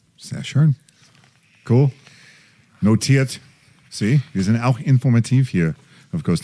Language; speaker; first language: German; non-native, fluent; English